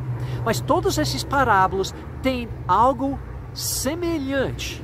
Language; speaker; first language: Portuguese; non-native, fluent; English